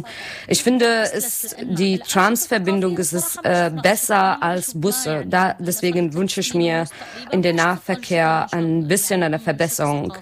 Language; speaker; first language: German; non-native, learner; Arabic